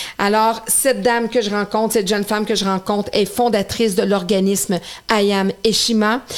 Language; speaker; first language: French; native; French